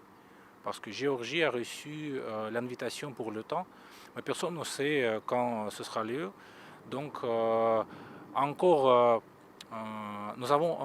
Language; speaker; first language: French; non-native, fluent; Russian